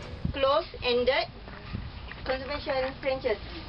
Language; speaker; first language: English; non-native, local second language; Malay